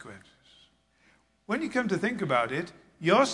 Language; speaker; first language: English; native; English